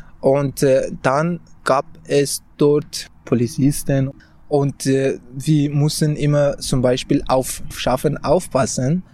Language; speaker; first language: German; non-native, fluent; Persian